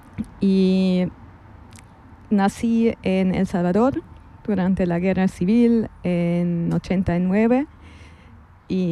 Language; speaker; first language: Spanish; non-native, fluent; German